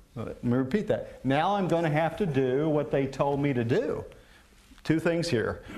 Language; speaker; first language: English; native; English